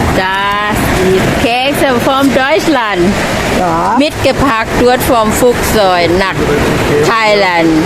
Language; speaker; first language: German; non-native, learner; Thai